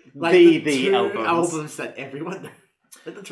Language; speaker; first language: English; native; English